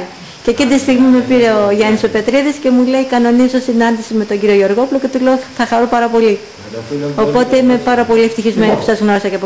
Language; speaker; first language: Greek; native; Greek